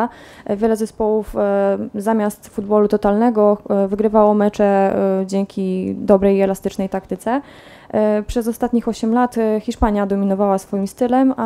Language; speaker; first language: Polish; native; Polish